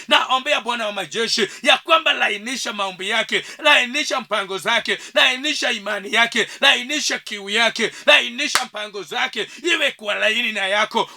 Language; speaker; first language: Swahili; non-native, local second language; Luo (Kenya and Tanzania)